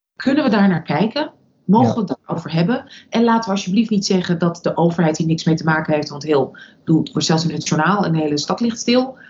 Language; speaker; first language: Dutch; early bilingual, other home language; Russian